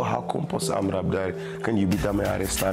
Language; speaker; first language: Romanian; non-native, learner; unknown